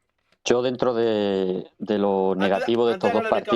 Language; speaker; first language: Spanish; native; Spanish